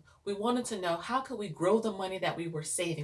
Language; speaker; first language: English; native; English